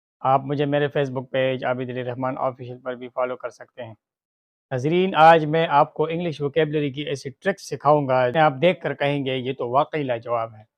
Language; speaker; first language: Urdu; non-native, local second language; Pashto